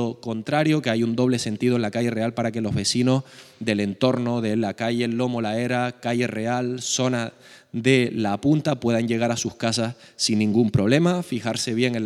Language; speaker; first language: Spanish; native; Spanish